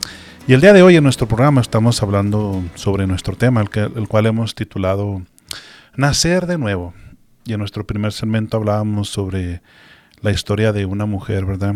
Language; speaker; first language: Spanish; native; Spanish